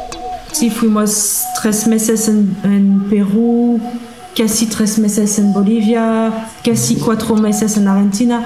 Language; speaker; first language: Spanish; non-native, learner; French